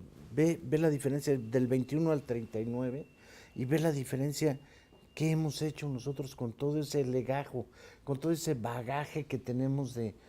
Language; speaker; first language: Spanish; native; Spanish